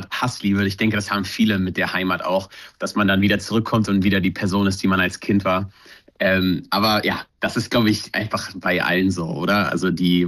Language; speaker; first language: German; native; German